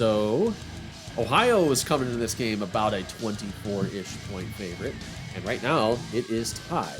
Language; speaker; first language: English; native; English